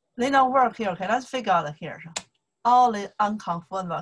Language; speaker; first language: English; non-native, learner; Chinese